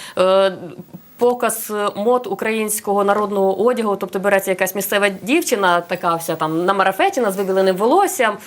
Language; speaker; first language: Ukrainian; non-native, local second language; Russian